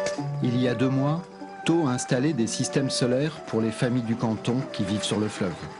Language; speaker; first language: French; native; French